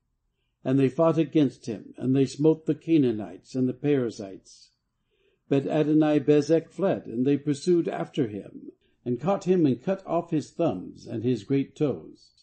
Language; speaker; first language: English; native; English